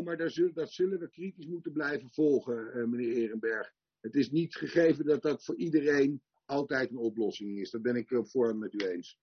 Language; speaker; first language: Dutch; native; Dutch